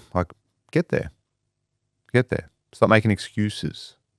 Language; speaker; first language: English; native; English